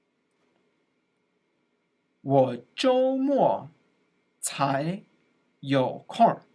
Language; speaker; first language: Chinese; non-native, fluent; English